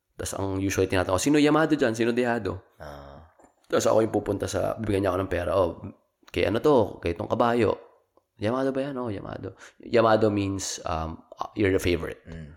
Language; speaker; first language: Filipino; native; Filipino